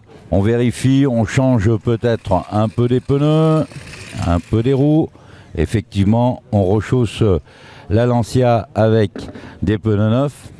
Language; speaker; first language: French; native; French